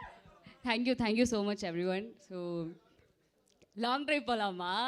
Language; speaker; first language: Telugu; non-native, learner; Malayalam